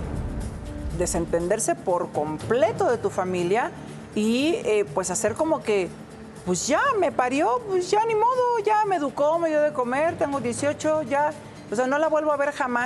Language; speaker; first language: Spanish; native; Spanish